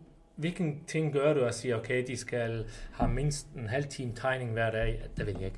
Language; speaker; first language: Danish; non-native, fluent; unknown